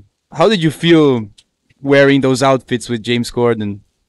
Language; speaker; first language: English; non-native, fluent; Portuguese